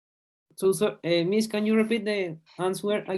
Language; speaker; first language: English; non-native, learner; Spanish